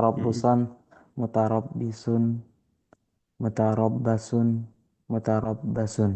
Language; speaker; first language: Arabic; non-native, learner; Indonesian